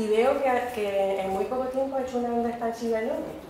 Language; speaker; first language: Spanish; native; Spanish